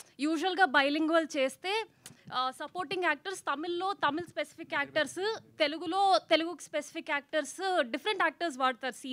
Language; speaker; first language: Telugu; native; Telugu